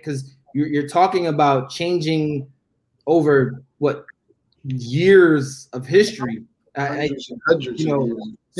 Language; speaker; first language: English; native; English